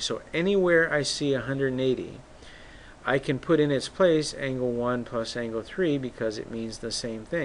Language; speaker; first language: English; native; English